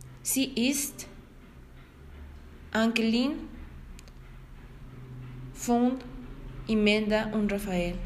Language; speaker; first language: German; non-native, learner; Spanish